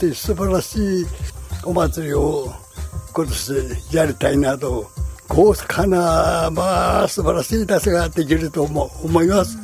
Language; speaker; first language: Japanese; native; Japanese